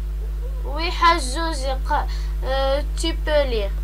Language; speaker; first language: French; non-native, local second language; Arabic